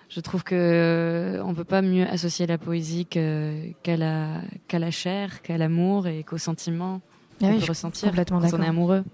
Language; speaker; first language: French; non-native, local second language; Arabic